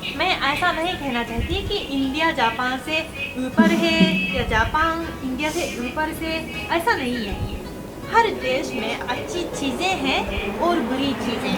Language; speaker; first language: Hindi; non-native, fluent; Japanese